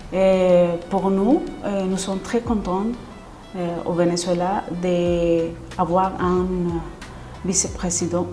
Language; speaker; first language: French; non-native, fluent; Spanish